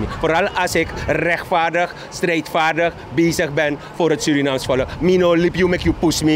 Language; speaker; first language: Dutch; native; Dutch